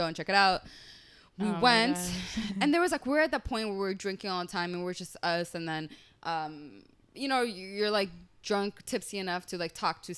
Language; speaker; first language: English; early bilingual, other home language; Spanish